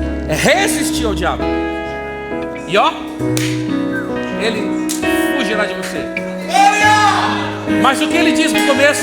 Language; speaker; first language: Portuguese; native; Portuguese